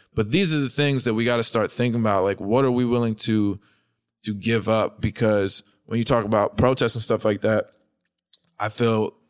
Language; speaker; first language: English; native; English